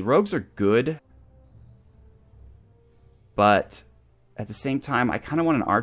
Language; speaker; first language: English; native; English